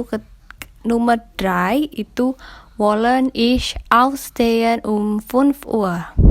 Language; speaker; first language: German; non-native, fluent; Indonesian